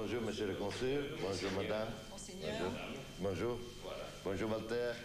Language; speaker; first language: French; non-native, fluent; Italian